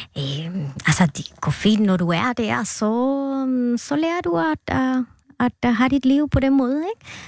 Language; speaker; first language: Danish; non-native, fluent; Spanish